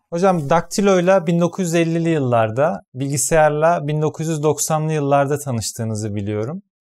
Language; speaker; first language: Turkish; native; Turkish